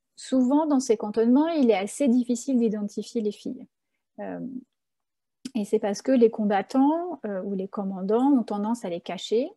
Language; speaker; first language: French; native; French